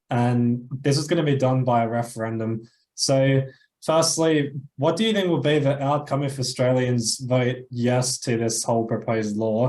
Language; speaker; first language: English; native; English